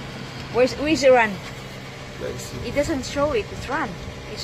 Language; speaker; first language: English; non-native, local second language; Cebuano